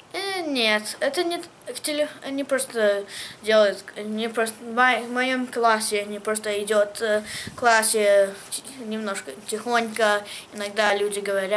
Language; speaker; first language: Russian; early bilingual, heritage; English